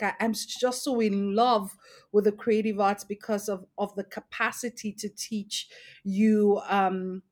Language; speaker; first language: English; non-native, local second language; Esan